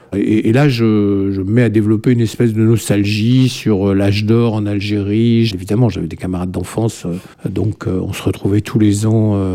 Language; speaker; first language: French; native; French